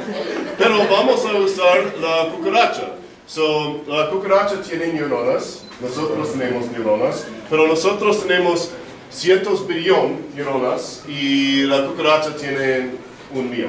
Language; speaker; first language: Spanish; non-native, learner; English